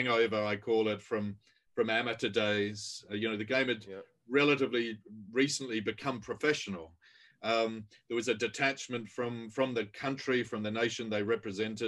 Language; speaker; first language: English; native; English